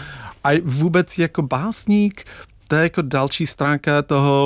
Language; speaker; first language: Czech; non-native, fluent; English